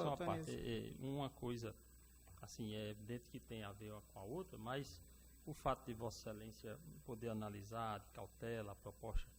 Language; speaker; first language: Portuguese; native; Portuguese